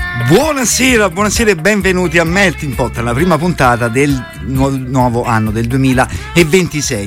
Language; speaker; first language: Italian; native; Italian